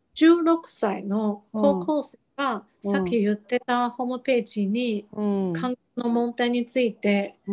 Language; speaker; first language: Japanese; non-native, fluent; Chinese